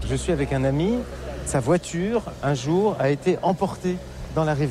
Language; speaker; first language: French; native; French